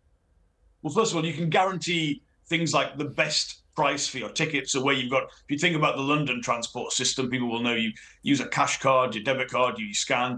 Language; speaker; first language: English; native; English